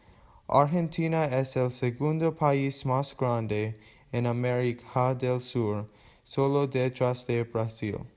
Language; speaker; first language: Spanish; non-native, learner; English